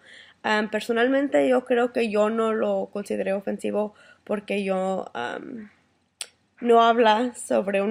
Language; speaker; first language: Spanish; early bilingual, heritage; Spanish